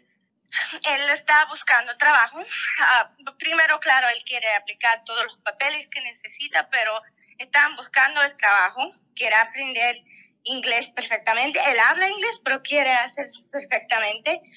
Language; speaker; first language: Spanish; non-native, fluent; Russian